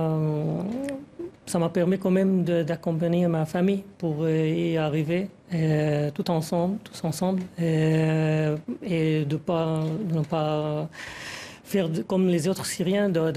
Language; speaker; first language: French; non-native, fluent; Arabic